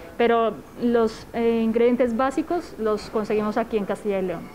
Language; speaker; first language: Spanish; native; Spanish